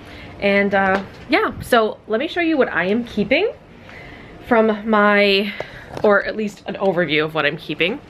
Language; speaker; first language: English; native; English